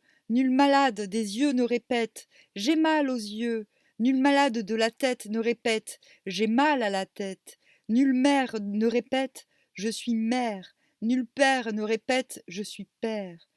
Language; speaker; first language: French; native; French